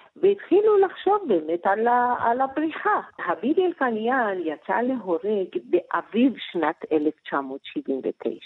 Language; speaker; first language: Hebrew; early bilingual, other home language; Persian